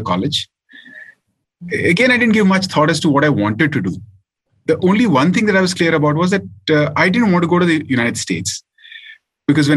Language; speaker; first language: English; non-native, local second language; Hindi